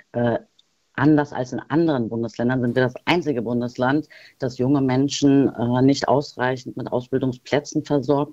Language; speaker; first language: German; early bilingual, other home language; Turkish